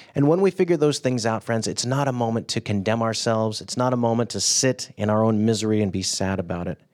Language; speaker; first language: English; native; English